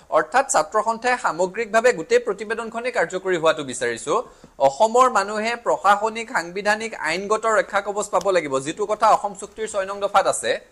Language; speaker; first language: Assamese; native; Assamese